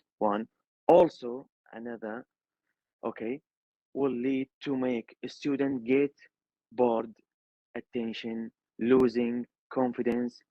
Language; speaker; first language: English; non-native, learner; Arabic